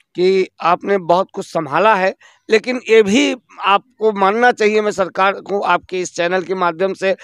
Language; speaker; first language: Hindi; native; Hindi